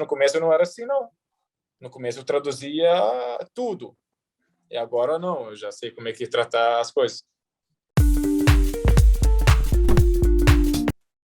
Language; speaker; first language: Portuguese; early bilingual, heritage; Arabic